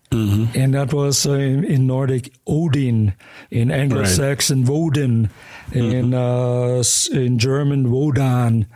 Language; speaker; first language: English; early bilingual, other home language; German